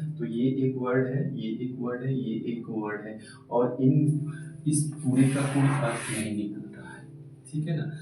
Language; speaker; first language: Hindi; native; Hindi